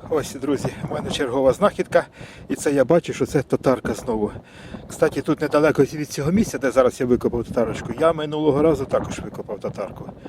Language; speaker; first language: Ukrainian; native; Ukrainian